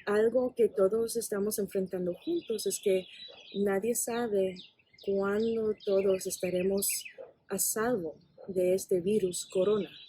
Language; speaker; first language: Spanish; non-native, fluent; English